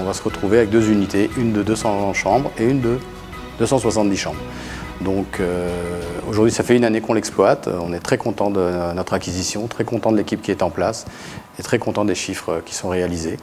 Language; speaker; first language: French; early bilingual, other home language; Arabic